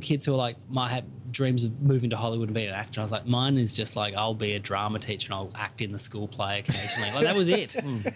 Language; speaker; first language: English; native; English